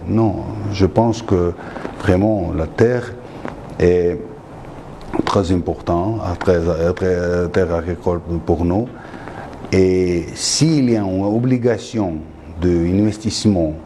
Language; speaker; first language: French; non-native, fluent; Georgian